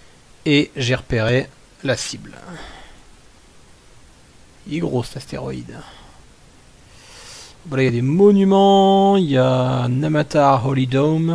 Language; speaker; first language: French; native; French